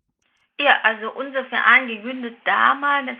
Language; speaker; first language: German; non-native, fluent; Vietnamese